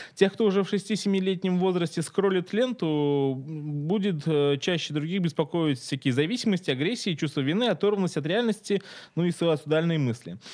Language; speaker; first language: Russian; native; Russian